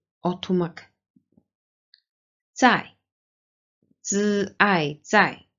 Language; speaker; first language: Chinese; non-native, learner; Turkish